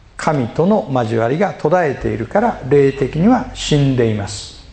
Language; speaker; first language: Japanese; native; Japanese